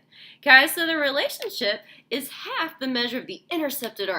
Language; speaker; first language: English; native; English